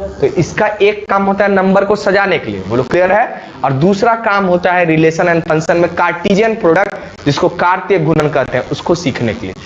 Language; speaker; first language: Hindi; native; Hindi